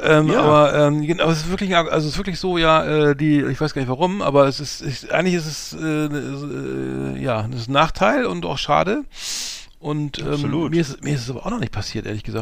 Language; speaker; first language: German; native; German